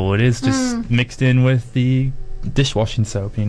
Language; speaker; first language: English; native; English